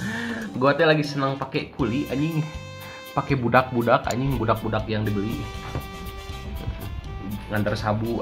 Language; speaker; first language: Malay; non-native, local second language; Sundanese